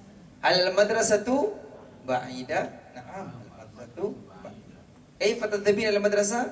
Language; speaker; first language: Arabic; non-native, fluent; Malay